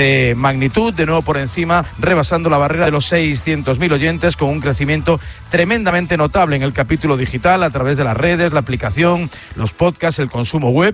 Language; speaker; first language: Spanish; native; Spanish